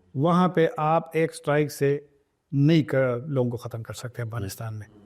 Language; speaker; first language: Urdu; non-native, local second language; Pashto